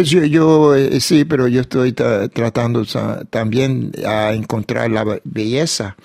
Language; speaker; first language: Spanish; early bilingual, heritage; Spanish